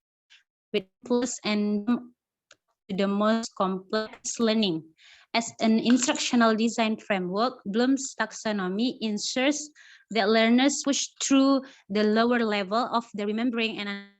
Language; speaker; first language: English; non-native, fluent; Indonesian